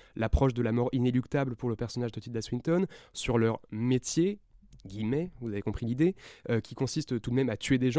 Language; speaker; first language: French; native; French